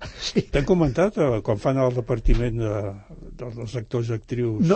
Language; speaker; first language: Catalan; native; Catalan